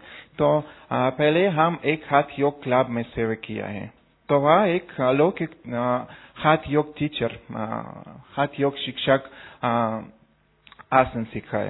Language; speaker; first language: Hindi; non-native, learner; Russian